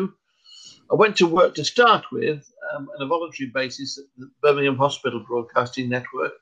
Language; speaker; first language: English; native; English